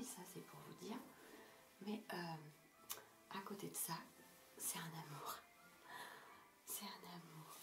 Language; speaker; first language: French; native; French